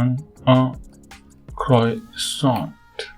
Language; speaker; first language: French; non-native, learner; Hindi